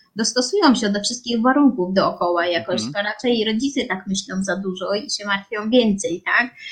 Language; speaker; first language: Polish; early bilingual, heritage; Polish